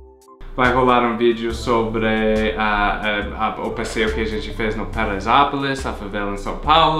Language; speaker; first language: Portuguese; non-native, fluent; English